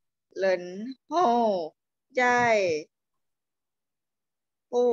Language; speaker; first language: Chinese; non-native, learner; Thai